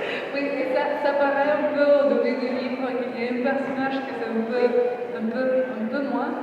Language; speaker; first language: French; non-native, fluent; Spanish